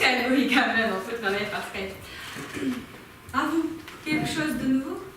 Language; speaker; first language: French; non-native, fluent; Ukrainian